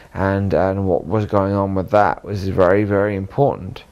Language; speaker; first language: English; native; English